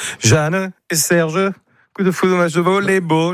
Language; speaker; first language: French; native; French